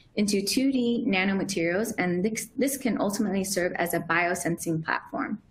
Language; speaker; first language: English; native; English